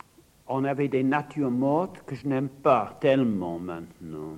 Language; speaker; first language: French; non-native, fluent; English